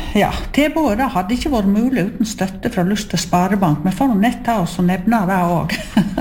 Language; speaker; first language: Norwegian; native; Norwegian